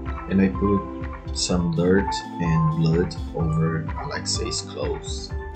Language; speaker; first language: English; non-native, fluent; Portuguese